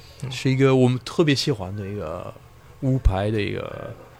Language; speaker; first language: Chinese; non-native, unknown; French